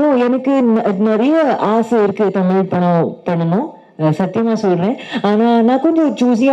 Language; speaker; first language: Tamil; non-native, learner; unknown